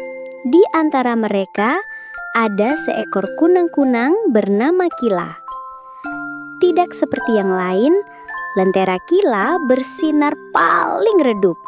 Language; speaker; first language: Indonesian; native; Indonesian